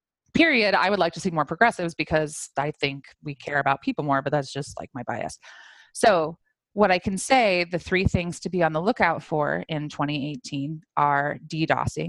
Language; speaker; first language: English; native; English